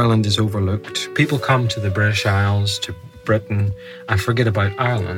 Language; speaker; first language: English; native; English